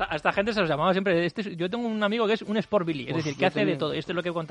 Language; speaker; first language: Spanish; native; Spanish